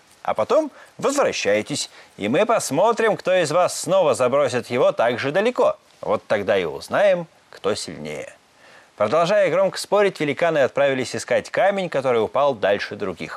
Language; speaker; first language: Russian; native; Russian